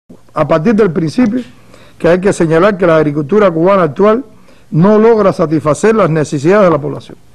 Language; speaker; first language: Spanish; native; Spanish